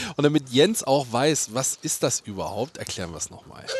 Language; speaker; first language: German; native; German